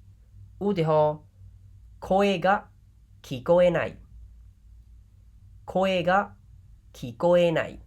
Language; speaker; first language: Japanese; non-native, fluent; Khmer